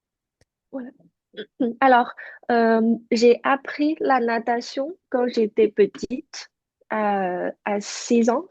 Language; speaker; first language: French; non-native, fluent; Chinese